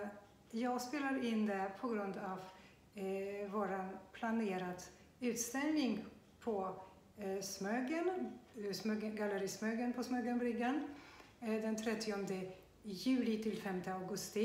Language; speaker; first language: Swedish; non-native, fluent; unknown